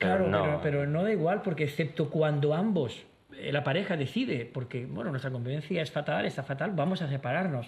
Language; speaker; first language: Spanish; native; Spanish